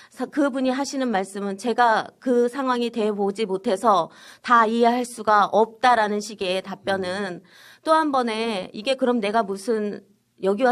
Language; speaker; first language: Korean; native; Korean